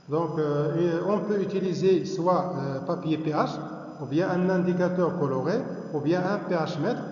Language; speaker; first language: French; non-native, local second language; Arabic